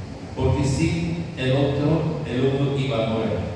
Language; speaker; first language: Spanish; non-native, fluent; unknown